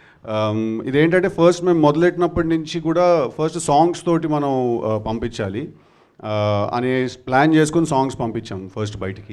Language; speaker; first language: Telugu; native; Telugu